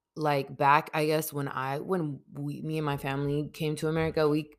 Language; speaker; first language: English; early bilingual, other home language; Spanish